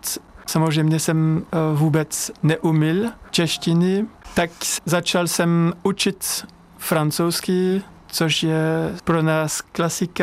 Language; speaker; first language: Czech; non-native, fluent; French